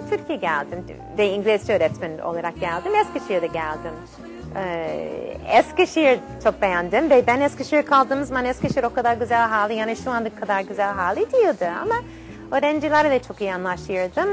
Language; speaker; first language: Turkish; non-native, fluent; English